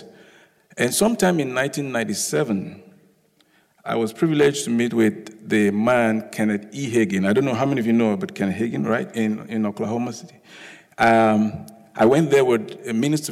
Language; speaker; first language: English; non-native, local second language; Yoruba